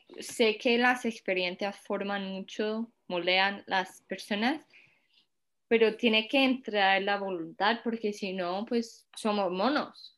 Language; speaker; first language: Spanish; early bilingual, heritage; Spanish